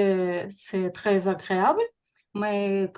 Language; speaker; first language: French; non-native, learner; Russian